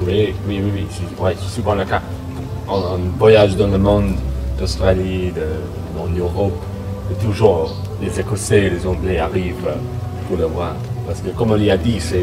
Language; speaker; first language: French; non-native, learner; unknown